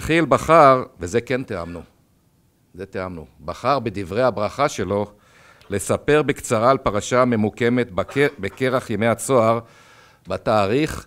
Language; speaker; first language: Hebrew; native; Hebrew